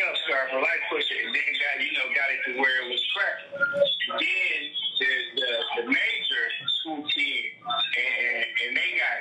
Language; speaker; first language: English; native; English